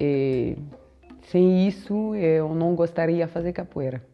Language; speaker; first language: Portuguese; non-native, fluent; French